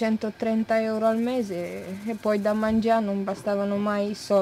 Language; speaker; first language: Italian; non-native, fluent; Romanian